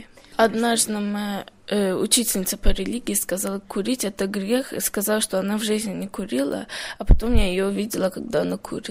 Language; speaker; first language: Russian; early bilingual, heritage; Russian